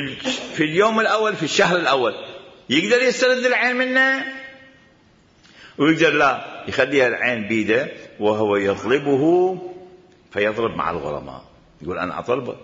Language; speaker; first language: Arabic; native; Arabic